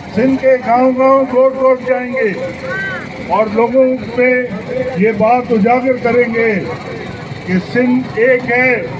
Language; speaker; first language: Urdu; non-native, local second language; Sindhi